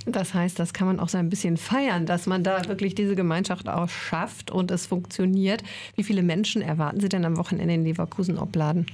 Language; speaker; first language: German; native; German